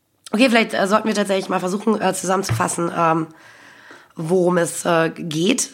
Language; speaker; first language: German; native; German